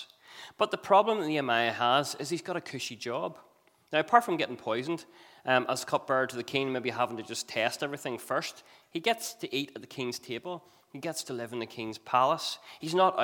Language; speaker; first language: English; native; English